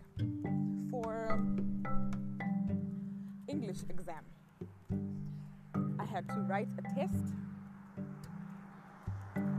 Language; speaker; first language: English; non-native, local second language; Shona